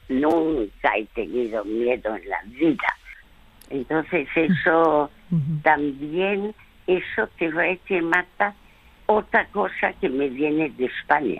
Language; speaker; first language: Spanish; early bilingual, other home language; French